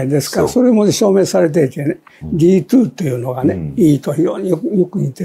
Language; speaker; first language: Japanese; native; Japanese